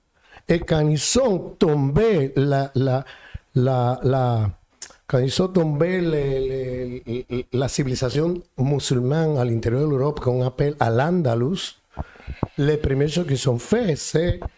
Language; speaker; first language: French; non-native, fluent; Spanish